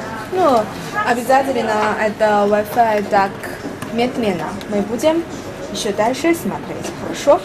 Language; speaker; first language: Russian; non-native, learner; Chinese